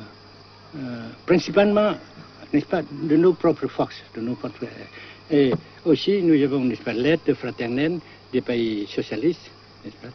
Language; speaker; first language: French; non-native, fluent; Vietnamese